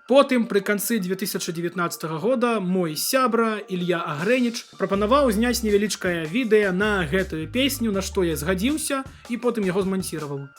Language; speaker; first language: Belarusian; non-native, local second language; Russian